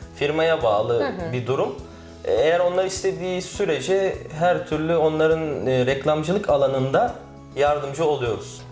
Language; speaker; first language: Turkish; native; Turkish